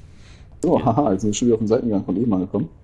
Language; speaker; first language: German; native; German